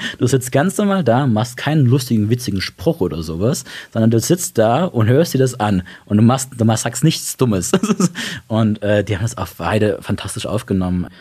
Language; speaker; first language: German; early bilingual, other home language; Italian